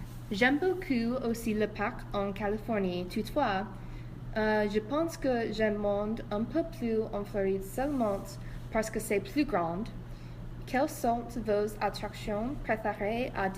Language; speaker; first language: French; non-native, learner; English